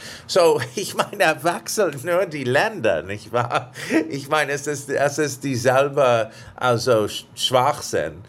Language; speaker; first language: German; non-native, fluent; English